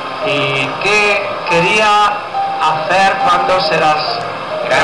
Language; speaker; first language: Spanish; non-native, learner; Italian